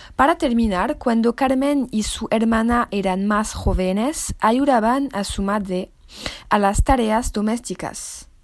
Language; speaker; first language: Spanish; non-native, learner; French